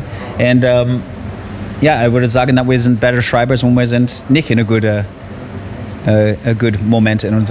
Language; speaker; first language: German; non-native, learner; English